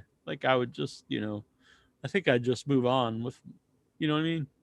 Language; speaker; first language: English; native; English